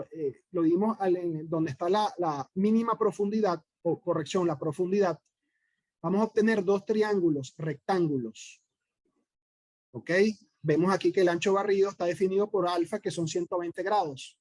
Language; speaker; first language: Spanish; native; Spanish